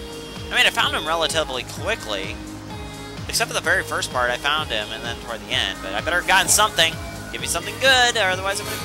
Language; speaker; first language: English; native; English